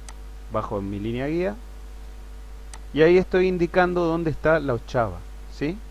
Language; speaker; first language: Spanish; native; Spanish